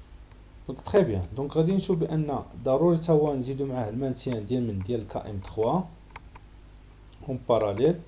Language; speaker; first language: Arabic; native; Arabic